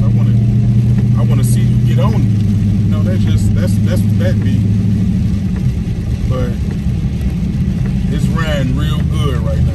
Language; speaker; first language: English; native; English